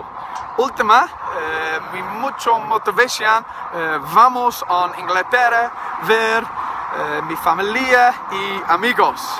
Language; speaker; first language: Spanish; non-native, learner; English